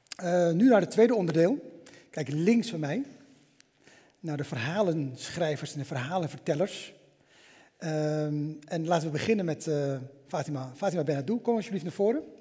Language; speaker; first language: Dutch; native; Dutch